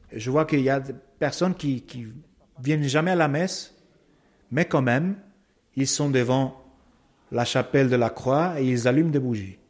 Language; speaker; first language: French; non-native, fluent; Spanish